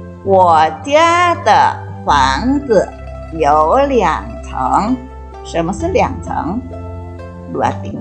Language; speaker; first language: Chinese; non-native, fluent; Indonesian